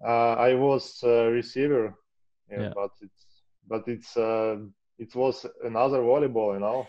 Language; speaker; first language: English; non-native, learner; Russian